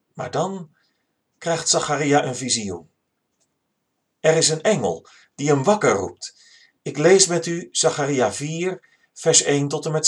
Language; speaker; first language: Dutch; native; Dutch